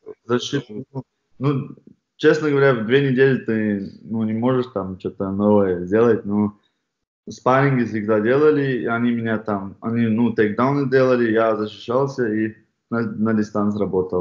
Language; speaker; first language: Russian; non-native, fluent; Chechen